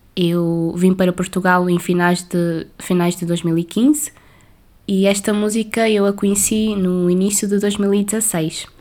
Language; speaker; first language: Portuguese; non-native, local second language; Kabuverdianu